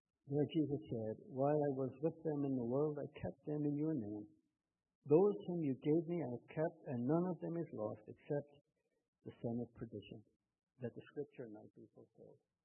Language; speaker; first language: English; native; English